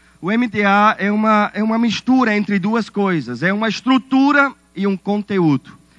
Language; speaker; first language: Portuguese; non-native, fluent; German